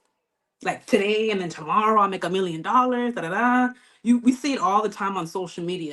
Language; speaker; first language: English; native; English